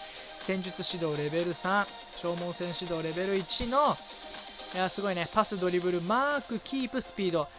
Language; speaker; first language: Japanese; native; Japanese